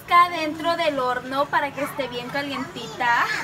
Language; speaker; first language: Spanish; early bilingual, other home language; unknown